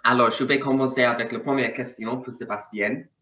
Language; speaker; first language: French; non-native, learner; English